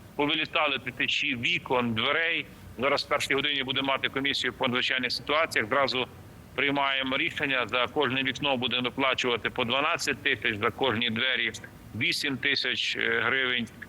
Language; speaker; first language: Ukrainian; native; Ukrainian